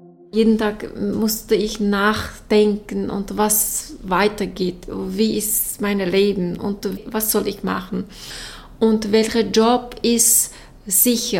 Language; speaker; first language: German; non-native, learner; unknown